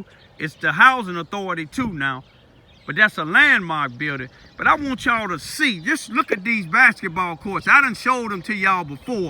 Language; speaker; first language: English; native; English